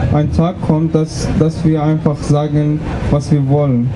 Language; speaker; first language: German; non-native, learner; Persian